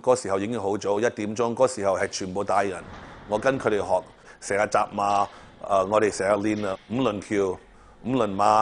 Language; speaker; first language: Cantonese; early bilingual, heritage; Cantonese